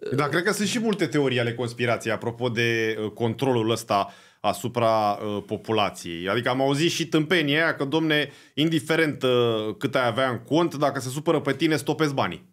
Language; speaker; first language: Romanian; native; Romanian